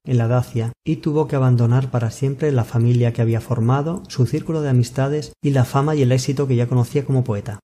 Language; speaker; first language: Spanish; native; Spanish